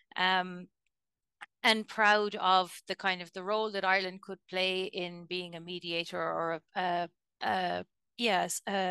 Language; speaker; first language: English; native; English